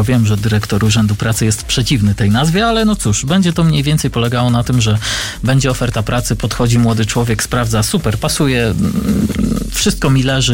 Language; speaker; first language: Polish; native; Polish